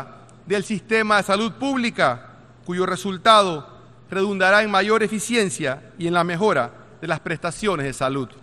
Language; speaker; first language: Spanish; native; Spanish